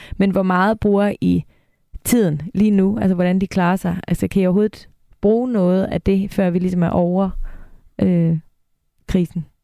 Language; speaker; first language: Danish; native; Danish